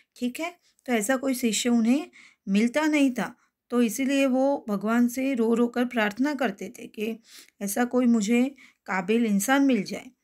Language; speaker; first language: Hindi; non-native, local second language; Gujarati